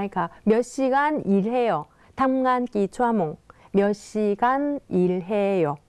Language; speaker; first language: Thai; non-native, fluent; Korean